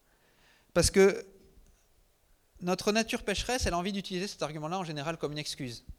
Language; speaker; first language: French; native; French